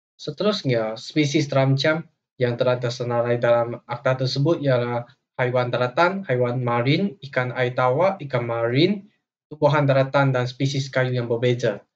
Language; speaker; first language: Malay; non-native, local second language; Chinese